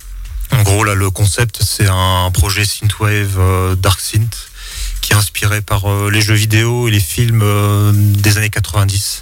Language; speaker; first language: French; native; French